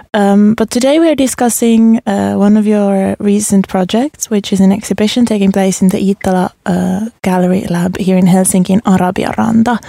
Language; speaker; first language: English; non-native, fluent; Finnish